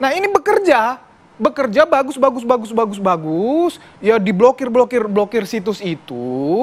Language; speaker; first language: Indonesian; native; Indonesian